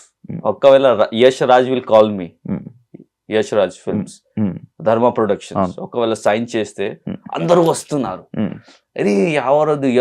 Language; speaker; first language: Telugu; non-native, learner; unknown